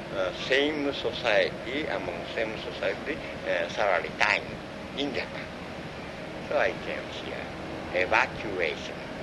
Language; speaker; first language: English; non-native, learner; Japanese